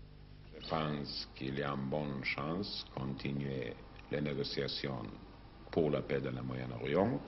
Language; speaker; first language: French; non-native, fluent; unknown